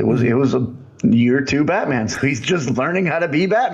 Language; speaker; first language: English; native; English